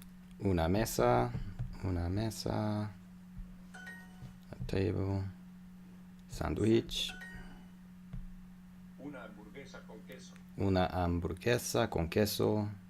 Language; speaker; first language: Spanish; non-native, learner; English